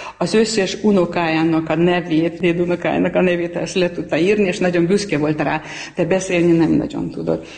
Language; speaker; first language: Hungarian; non-native, fluent; Armenian